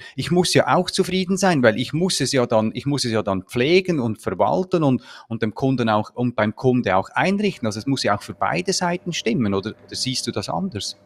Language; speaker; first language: German; native; German